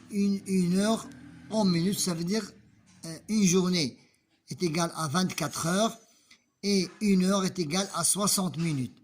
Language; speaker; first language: French; non-native, local second language; Arabic